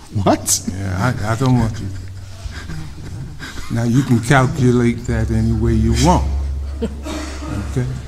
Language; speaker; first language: English; native; English